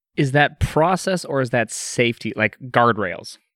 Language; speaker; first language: English; native; English